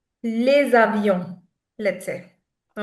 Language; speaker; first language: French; non-native, fluent; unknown